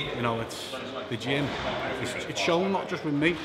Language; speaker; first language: English; native; English